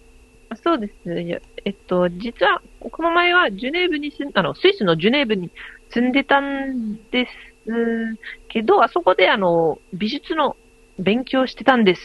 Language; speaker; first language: Japanese; non-native, fluent; French